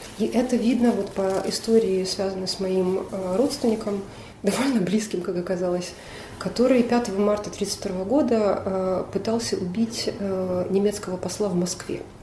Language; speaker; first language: Russian; native; Russian